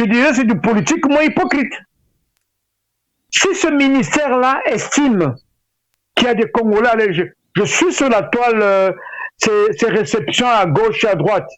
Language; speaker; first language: French; non-native, local second language; Lingala